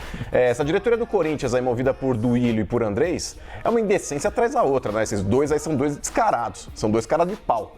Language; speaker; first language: Portuguese; native; Portuguese